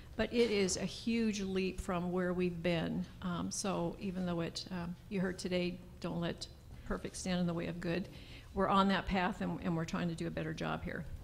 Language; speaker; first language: English; native; English